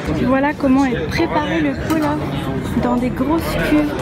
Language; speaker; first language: French; native; French